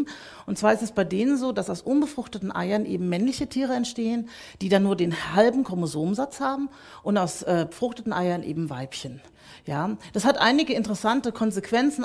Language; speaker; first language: German; native; German